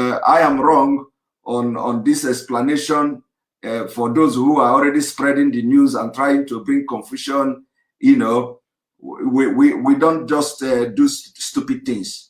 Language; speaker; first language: English; non-native, local second language; Igbo